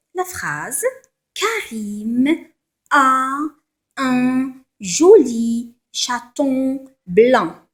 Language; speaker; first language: French; non-native, local second language; Arabic